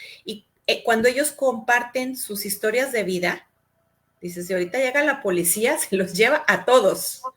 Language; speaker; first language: Spanish; native; Spanish